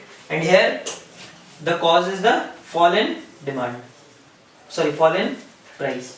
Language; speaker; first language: English; non-native, local second language; Hindi